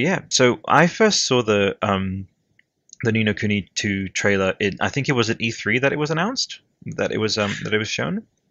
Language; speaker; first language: English; early bilingual, other home language; Italian